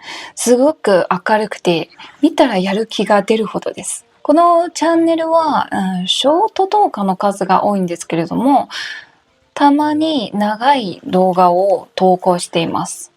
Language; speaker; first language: Japanese; non-native, fluent; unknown